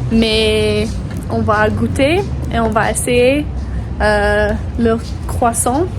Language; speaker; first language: French; non-native, learner; English